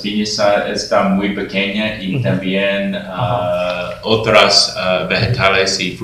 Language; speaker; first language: Spanish; non-native, learner; English